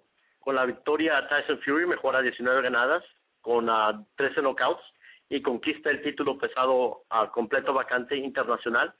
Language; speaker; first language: Spanish; native; Spanish